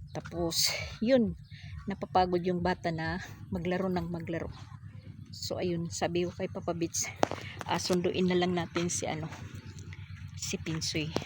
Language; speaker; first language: Filipino; native; Filipino